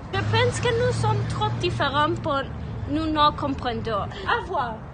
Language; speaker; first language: French; non-native, learner; English